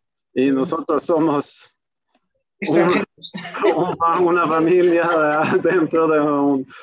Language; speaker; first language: Spanish; non-native, fluent; Swedish